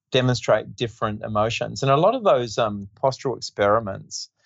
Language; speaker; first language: English; native; English